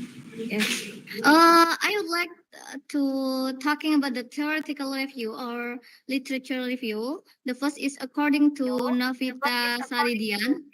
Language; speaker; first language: English; non-native, learner; Indonesian